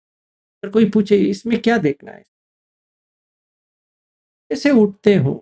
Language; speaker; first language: Hindi; native; Hindi